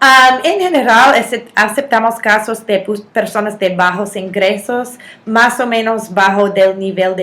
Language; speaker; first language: Spanish; non-native, fluent; English